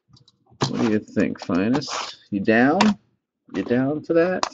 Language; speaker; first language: English; native; English